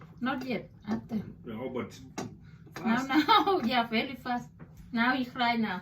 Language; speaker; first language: English; non-native, learner; Thai